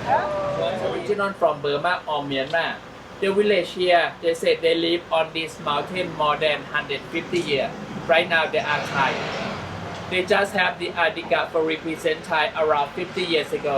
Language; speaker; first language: English; non-native, learner; Thai